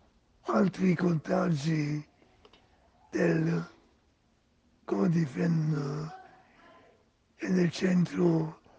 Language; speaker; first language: Italian; non-native, fluent; Spanish